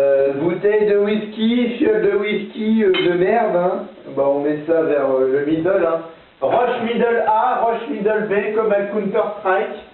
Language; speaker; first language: French; native; French